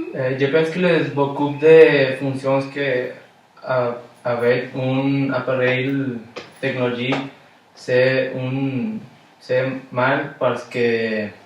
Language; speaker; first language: French; non-native, learner; Spanish